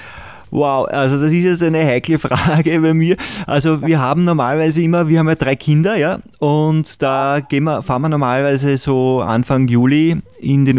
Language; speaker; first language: German; native; German